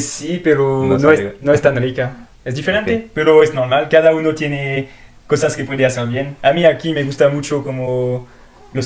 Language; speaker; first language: Spanish; non-native, learner; French